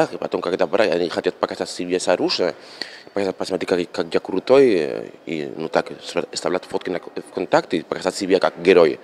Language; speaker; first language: Russian; non-native, learner; Spanish